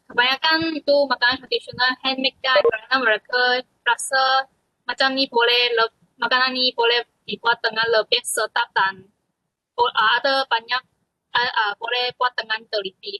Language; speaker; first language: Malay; non-native, local second language; Chinese